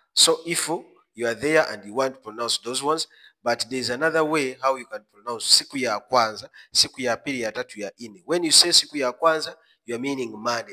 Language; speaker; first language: English; non-native, local second language; Swahili